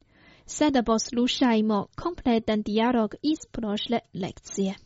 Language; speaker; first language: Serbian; non-native, fluent; Chinese